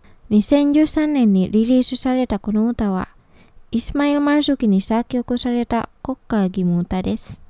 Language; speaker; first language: Japanese; non-native, fluent; Indonesian